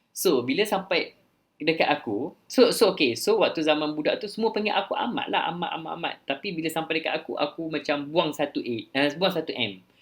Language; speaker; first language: Malay; early bilingual, other home language; Thai